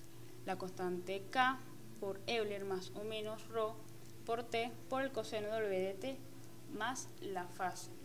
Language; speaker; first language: Spanish; native; Spanish